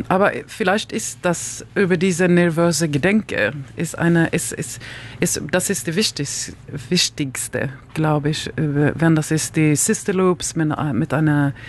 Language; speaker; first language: German; non-native, learner; Swedish